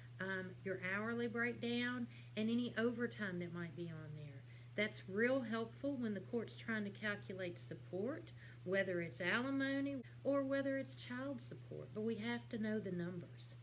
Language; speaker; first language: English; native; English